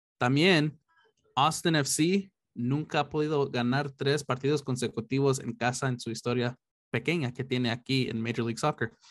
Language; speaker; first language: Spanish; early bilingual, heritage; Spanish